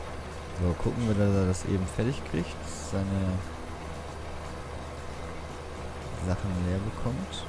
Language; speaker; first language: German; native; German